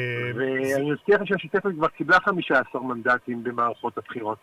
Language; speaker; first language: Hebrew; native; Hebrew